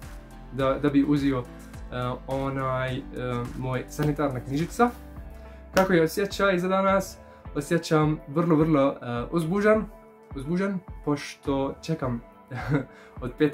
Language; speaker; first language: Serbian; non-native, learner; Arabic